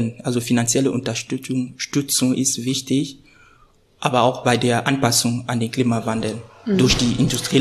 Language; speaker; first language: German; non-native, fluent; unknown